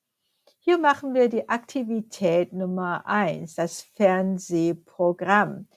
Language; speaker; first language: German; non-native, fluent; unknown